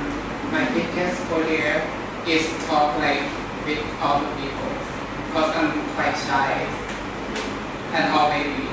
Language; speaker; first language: English; non-native, learner; Thai